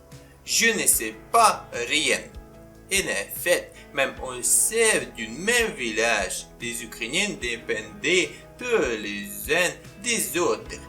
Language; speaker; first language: French; non-native, fluent; Ukrainian